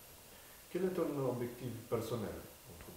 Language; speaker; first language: French; non-native, fluent; Romanian